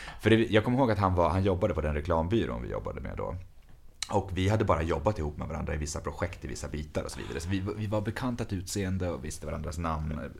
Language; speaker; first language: Swedish; native; Swedish